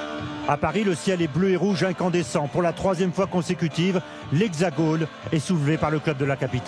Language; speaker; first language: French; native; French